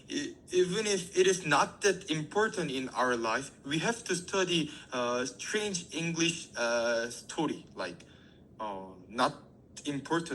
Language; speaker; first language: English; non-native, learner; Korean